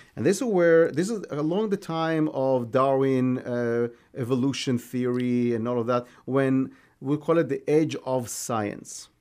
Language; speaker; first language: English; non-native, fluent; Hebrew